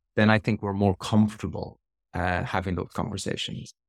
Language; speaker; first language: English; native; English